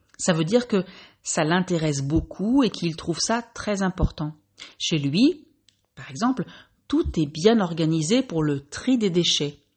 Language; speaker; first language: French; native; French